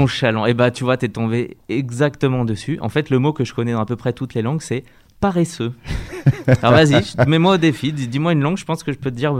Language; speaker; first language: French; native; French